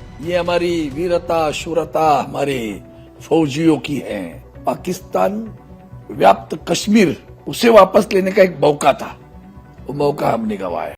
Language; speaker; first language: Hindi; non-native, local second language; Marathi